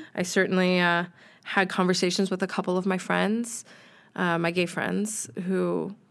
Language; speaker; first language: English; native; English